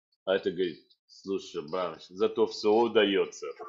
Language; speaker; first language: Russian; non-native, fluent; Arabic